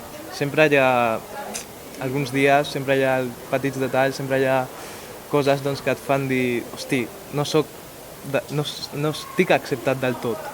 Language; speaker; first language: Catalan; early bilingual, other home language; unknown